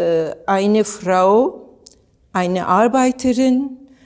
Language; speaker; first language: German; non-native, learner; Turkish